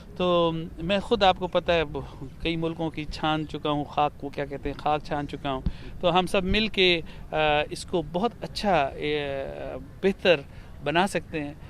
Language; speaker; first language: Urdu; non-native, local second language; Pashto